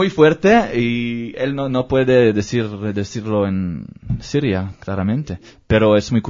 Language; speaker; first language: Spanish; non-native, learner; Hebrew